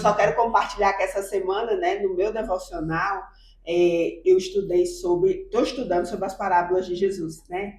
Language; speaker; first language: Portuguese; native; Portuguese